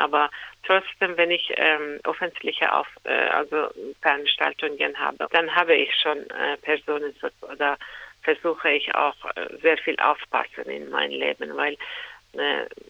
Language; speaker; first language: German; non-native, fluent; Persian